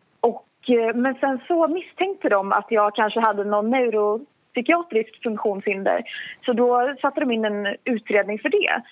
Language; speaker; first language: Swedish; native; Swedish